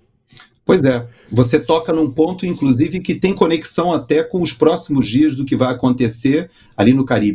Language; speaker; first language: Portuguese; native; Portuguese